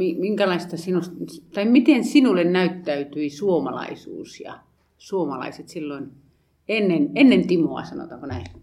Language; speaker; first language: Finnish; native; Finnish